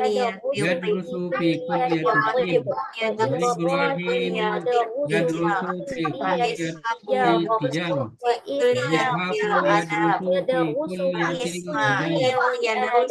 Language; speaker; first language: Arabic; non-native, learner; Indonesian